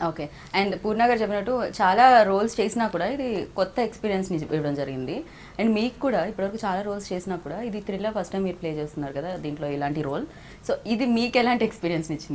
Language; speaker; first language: Telugu; native; Telugu